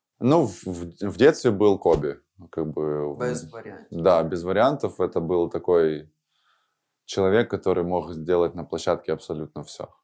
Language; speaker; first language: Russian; native; Russian